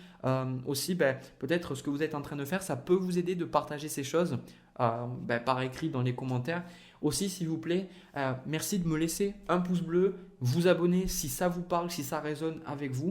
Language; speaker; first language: French; native; French